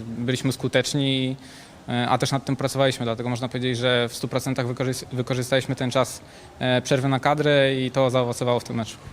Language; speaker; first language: Polish; native; Polish